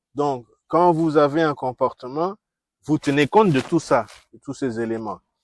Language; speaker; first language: French; non-native, local second language; Kongo